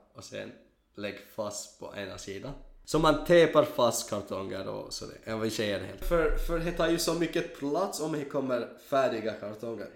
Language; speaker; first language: Swedish; non-native, learner; Kurdish